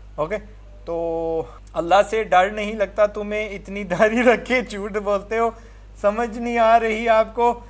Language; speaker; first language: Urdu; non-native, fluent; English